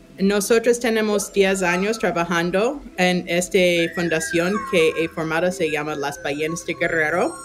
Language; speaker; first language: Spanish; non-native, fluent; English